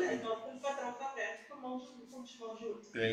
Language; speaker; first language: Arabic; native; Arabic